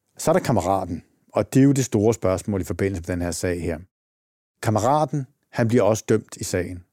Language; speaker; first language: Danish; native; Danish